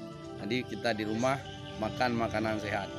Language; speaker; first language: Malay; non-native, local second language; Achinese